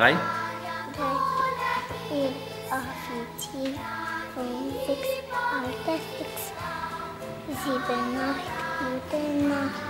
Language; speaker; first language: German; non-native, learner; Slovenian